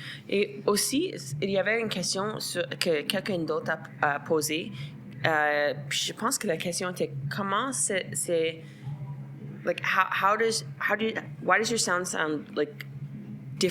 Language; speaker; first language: French; non-native, local second language; English